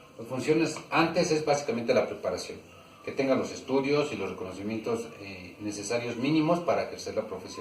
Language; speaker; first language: Spanish; native; Spanish